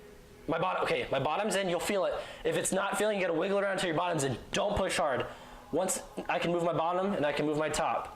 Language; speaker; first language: English; native; English